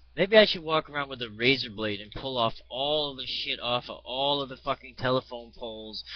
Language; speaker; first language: English; native; English